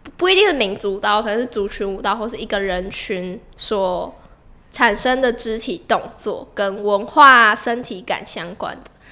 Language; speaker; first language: Chinese; native; Chinese